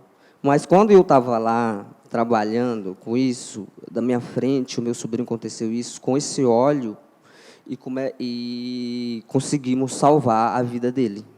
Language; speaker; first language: Portuguese; non-native, local second language; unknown